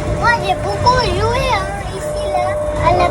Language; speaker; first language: French; early bilingual, other home language; Tibetan